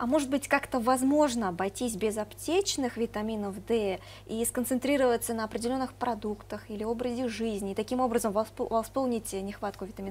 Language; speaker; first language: Russian; native; Russian